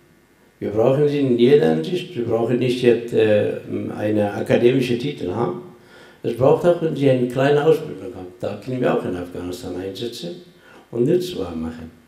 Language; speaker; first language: German; non-native, fluent; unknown